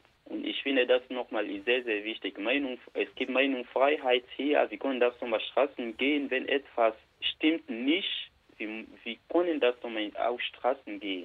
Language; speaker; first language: German; non-native, learner; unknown